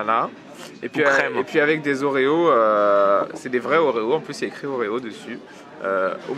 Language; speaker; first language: French; native; French